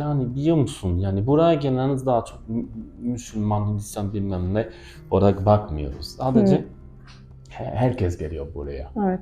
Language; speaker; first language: Turkish; non-native, fluent; French